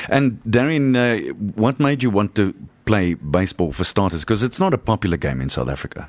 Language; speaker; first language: English; non-native, local second language; Afrikaans